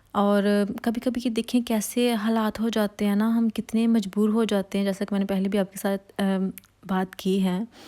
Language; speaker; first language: Hindi; non-native, local second language; Punjabi